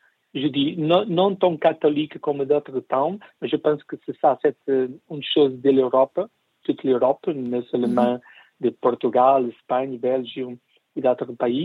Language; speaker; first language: French; non-native, learner; Portuguese